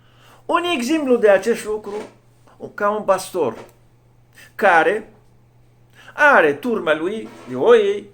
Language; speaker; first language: Romanian; non-native, fluent; Arabic